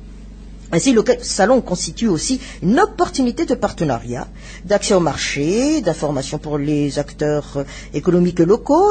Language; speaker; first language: French; non-native, local second language; Malagasy